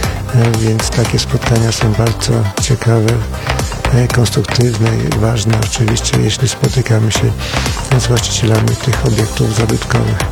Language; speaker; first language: Polish; native; Polish